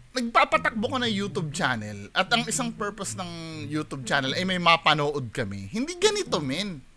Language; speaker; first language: Filipino; native; Filipino